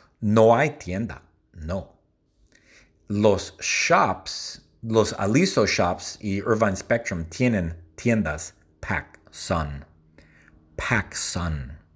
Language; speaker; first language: Spanish; non-native, learner; English